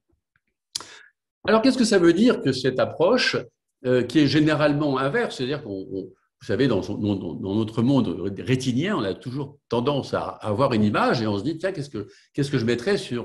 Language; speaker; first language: French; native; French